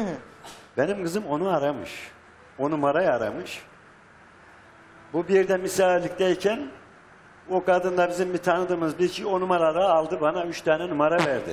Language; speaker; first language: Turkish; native; Turkish